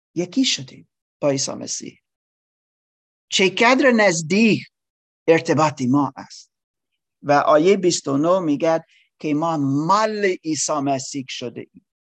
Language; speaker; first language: Persian; non-native, learner; English